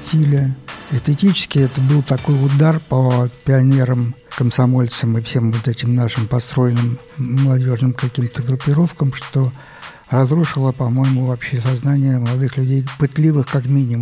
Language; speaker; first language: Russian; native; Russian